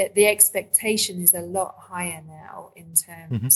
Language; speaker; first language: English; native; English